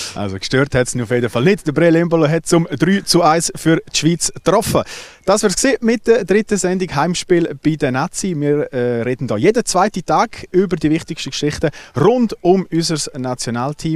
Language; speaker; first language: German; native; German